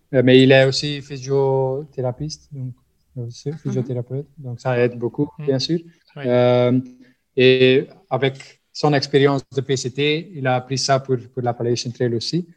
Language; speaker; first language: French; non-native, local second language; Dutch